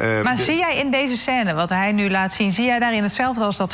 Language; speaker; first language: Dutch; native; Dutch